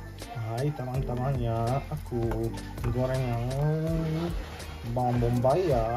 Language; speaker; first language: Indonesian; early bilingual, heritage; Indonesian